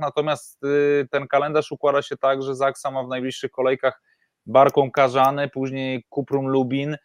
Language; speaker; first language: Polish; native; Polish